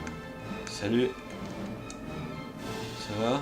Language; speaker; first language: French; native; French